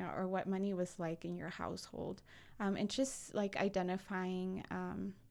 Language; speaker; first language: English; early bilingual, other home language; Spanish